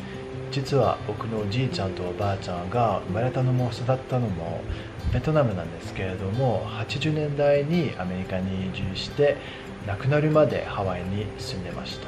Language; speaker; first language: Japanese; non-native, fluent; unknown